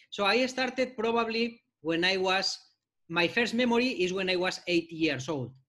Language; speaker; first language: English; non-native, fluent; Spanish